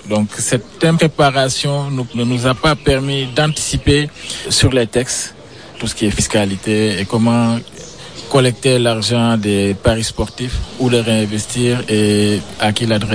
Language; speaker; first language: French; non-native, local second language; Wolof